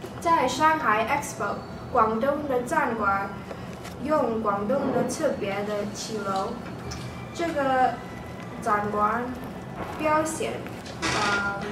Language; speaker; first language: Chinese; non-native, learner; English